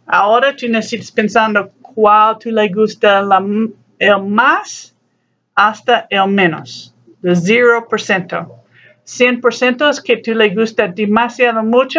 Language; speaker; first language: Spanish; non-native, learner; English